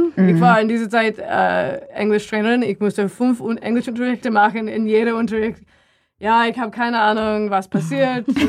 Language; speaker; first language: German; non-native, learner; English